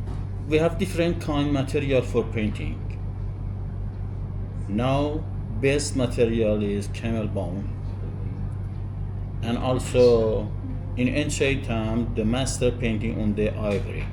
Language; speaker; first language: English; non-native, learner; Persian